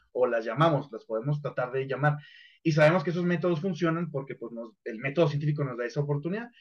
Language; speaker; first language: Spanish; native; Spanish